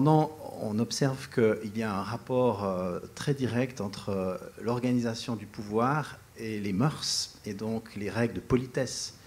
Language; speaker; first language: French; native; French